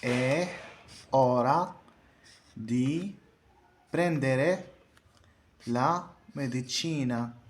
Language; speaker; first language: Italian; non-native, fluent; Arabic